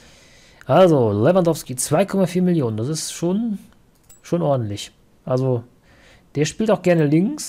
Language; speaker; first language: German; native; German